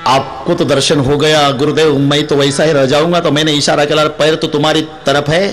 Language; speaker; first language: Hindi; non-native, local second language; Marathi